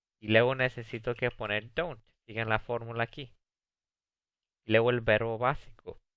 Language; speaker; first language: Spanish; early bilingual, heritage; Spanish